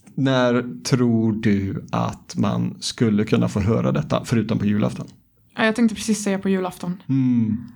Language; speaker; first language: Swedish; non-native, fluent; Arabic